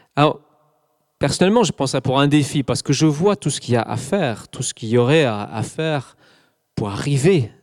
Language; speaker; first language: French; non-native, fluent; English